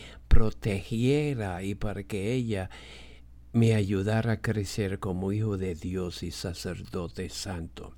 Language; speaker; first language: Spanish; non-native, fluent; English